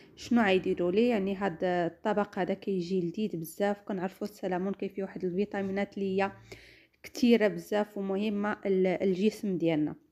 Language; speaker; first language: Arabic; native; Arabic